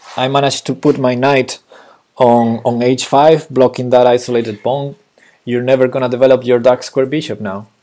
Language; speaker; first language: English; non-native, fluent; Spanish